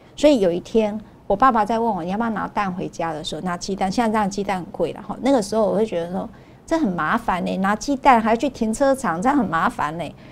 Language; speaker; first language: Chinese; non-native, local second language; Min Nan Chinese